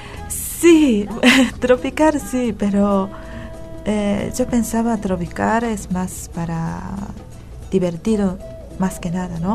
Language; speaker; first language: Spanish; non-native, fluent; Japanese